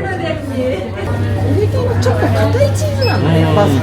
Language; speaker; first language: Japanese; native; Japanese